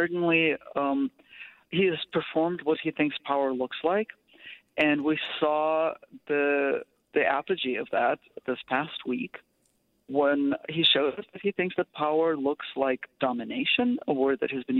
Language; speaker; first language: English; non-native, fluent; Russian